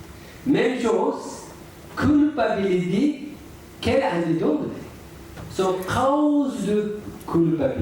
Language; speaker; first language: French; non-native, learner; Tibetan